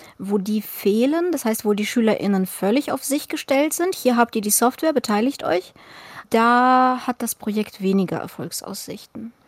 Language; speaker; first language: German; early bilingual, other home language; Russian